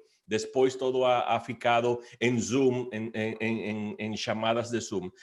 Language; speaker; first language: Spanish; non-native, learner; Portuguese